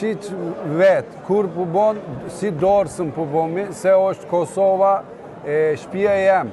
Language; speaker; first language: Albanian; early bilingual, heritage; Turkish